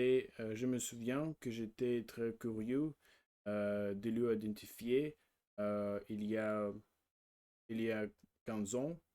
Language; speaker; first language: French; non-native, learner; Russian